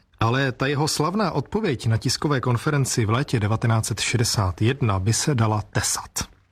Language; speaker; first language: Czech; native; Czech